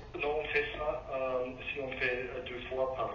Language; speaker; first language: French; non-native, learner; German